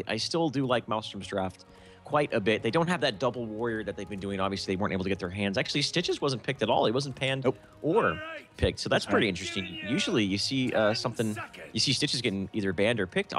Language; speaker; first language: English; native; English